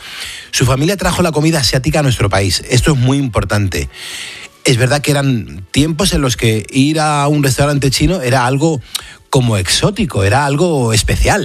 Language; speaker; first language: Spanish; native; Spanish